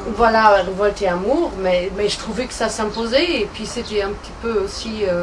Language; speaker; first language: French; non-native, fluent; German